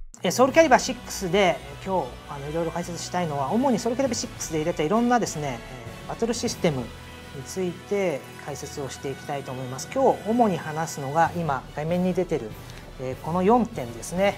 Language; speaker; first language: Japanese; native; Japanese